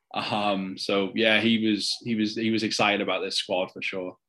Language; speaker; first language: English; native; English